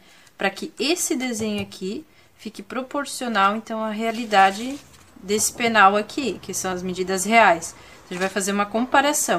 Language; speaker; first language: Portuguese; native; Portuguese